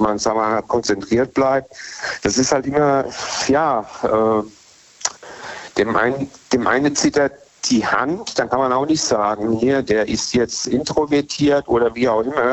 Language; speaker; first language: German; native; German